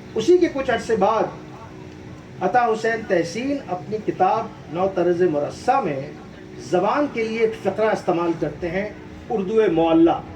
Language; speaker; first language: Urdu; native; Urdu